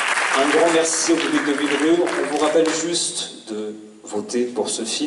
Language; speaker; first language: French; native; French